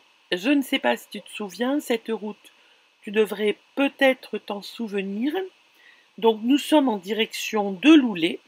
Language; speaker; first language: French; native; French